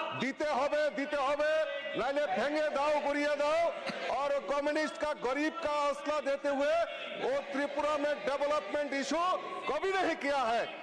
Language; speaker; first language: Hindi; non-native, local second language; Bangla